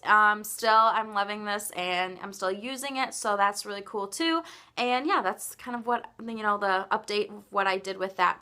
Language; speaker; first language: English; native; English